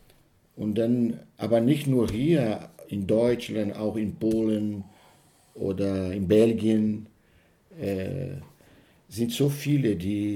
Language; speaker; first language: German; non-native, learner; Portuguese